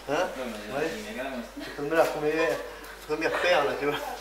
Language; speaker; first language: French; native; French